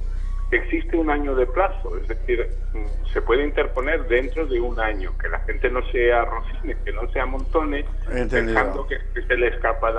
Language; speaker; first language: Spanish; native; Spanish